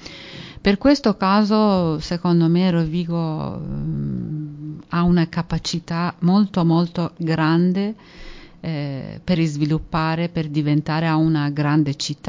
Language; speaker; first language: Italian; non-native, fluent; Persian